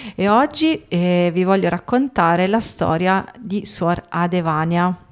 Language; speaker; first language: Italian; native; Italian